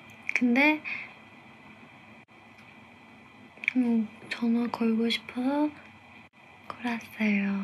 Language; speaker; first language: Korean; non-native, fluent; English